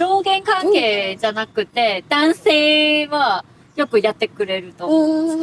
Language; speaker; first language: Japanese; non-native, fluent; Cantonese